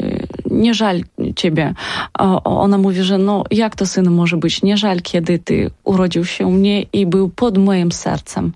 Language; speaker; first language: Polish; non-native, learner; Ukrainian